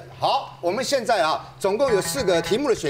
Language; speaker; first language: Chinese; native; Chinese